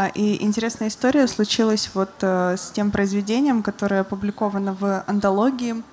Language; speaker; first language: Russian; native; Russian